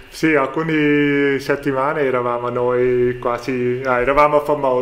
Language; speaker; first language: Italian; non-native, learner; Dutch